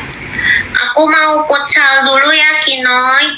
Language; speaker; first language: Indonesian; non-native, local second language; Sundanese